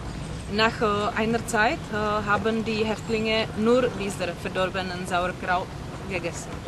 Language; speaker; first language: German; non-native, learner; Czech